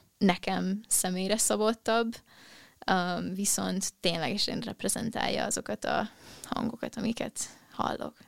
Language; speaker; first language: Hungarian; early bilingual, heritage; Hungarian